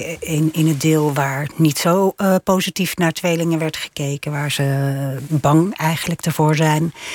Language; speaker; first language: Dutch; native; Dutch